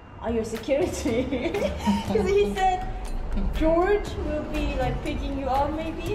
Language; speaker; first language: English; non-native, fluent; Korean